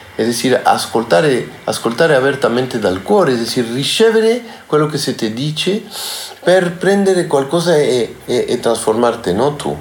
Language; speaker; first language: Italian; non-native, learner; Spanish